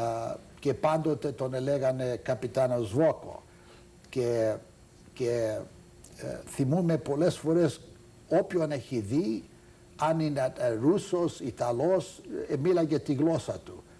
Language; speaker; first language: Greek; early bilingual, heritage; Greek